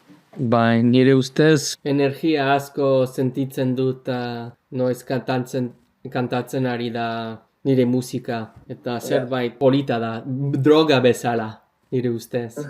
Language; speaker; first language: Basque; non-native, learner; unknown